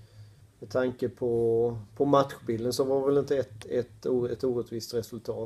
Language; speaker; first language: Swedish; native; Swedish